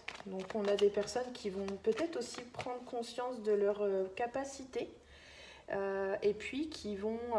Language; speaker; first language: French; native; French